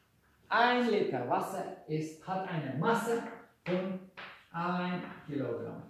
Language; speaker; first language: German; non-native, fluent; Hungarian